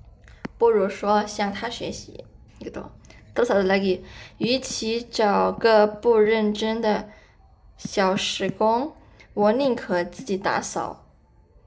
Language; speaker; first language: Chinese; non-native, fluent; Indonesian